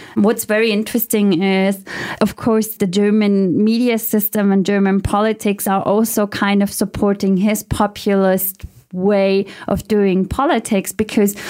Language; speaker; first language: English; early bilingual, heritage; German